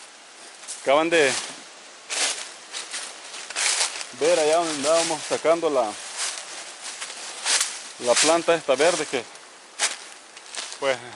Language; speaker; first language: Spanish; native; Spanish